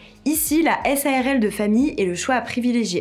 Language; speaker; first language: French; native; French